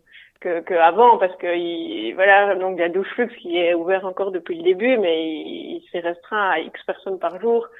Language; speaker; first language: French; native; French